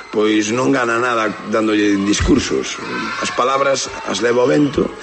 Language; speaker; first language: Galician; native; Galician